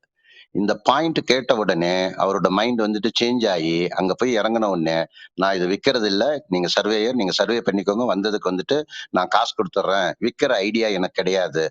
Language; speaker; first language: Tamil; native; Tamil